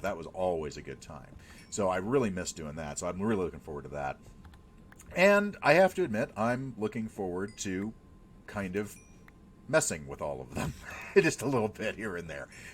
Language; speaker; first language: English; native; English